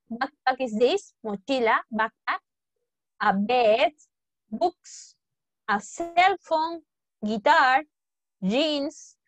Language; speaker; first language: English; non-native, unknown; Spanish